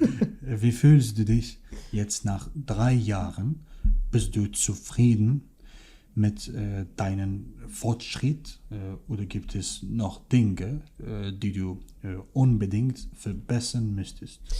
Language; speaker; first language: German; non-native, fluent; Kurdish